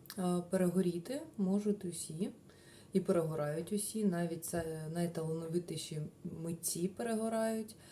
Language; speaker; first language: Ukrainian; non-native, local second language; Russian